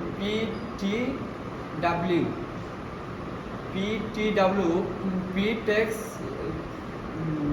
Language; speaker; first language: English; non-native, local second language; Sylheti